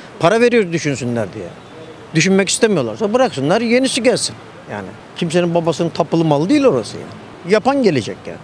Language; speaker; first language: Turkish; native; Turkish